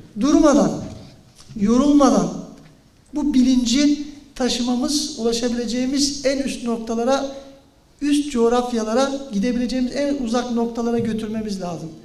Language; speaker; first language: Turkish; native; Turkish